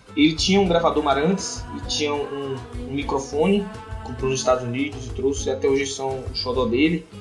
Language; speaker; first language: Portuguese; native; Portuguese